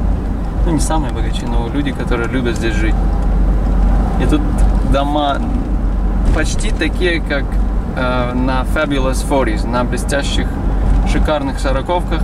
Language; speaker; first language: Russian; native; Russian